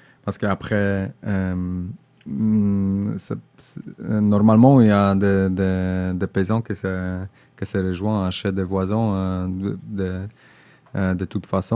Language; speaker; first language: French; non-native, learner; Indonesian